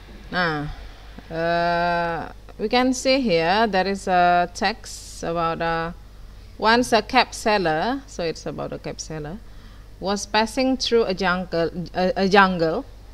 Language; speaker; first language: English; non-native, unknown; Indonesian